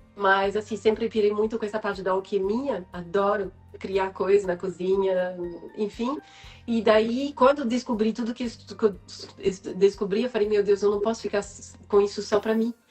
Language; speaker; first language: Portuguese; non-native, fluent; French